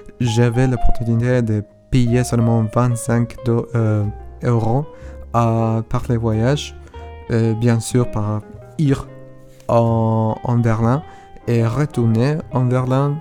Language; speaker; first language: French; non-native, learner; Spanish